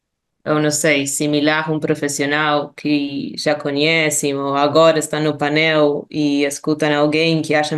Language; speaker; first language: Portuguese; non-native, fluent; Spanish